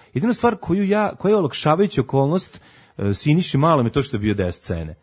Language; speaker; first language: Serbian; native; Serbian